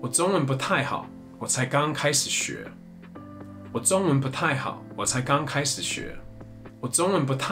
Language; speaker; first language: Chinese; non-native, learner; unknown